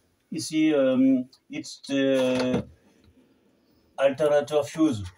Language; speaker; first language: English; non-native, learner; French